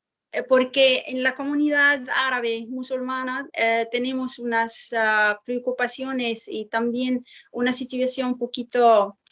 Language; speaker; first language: Spanish; non-native, fluent; Arabic